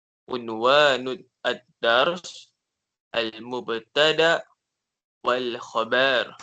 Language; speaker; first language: Arabic; non-native, learner; Malay